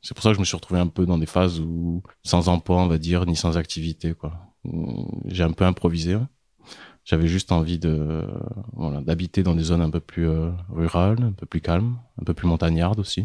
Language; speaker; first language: French; native; French